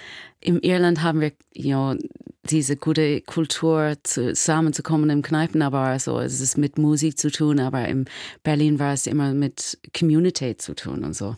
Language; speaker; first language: German; non-native, fluent; English